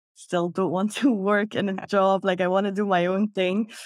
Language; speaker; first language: English; non-native, fluent; Dutch